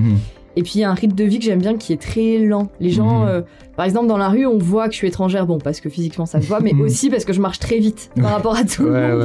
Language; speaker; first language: French; native; French